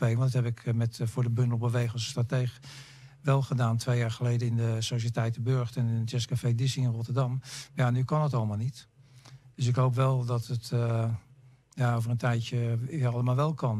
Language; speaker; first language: Dutch; native; Dutch